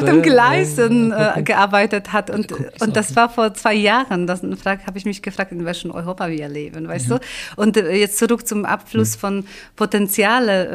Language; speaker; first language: German; non-native, fluent; Polish